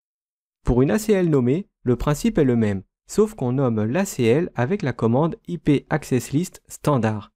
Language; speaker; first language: French; native; French